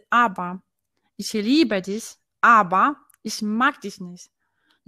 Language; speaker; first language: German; non-native, fluent; Polish